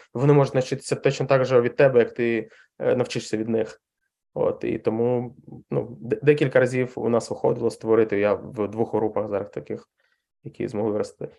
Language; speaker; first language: Ukrainian; non-native, local second language; Russian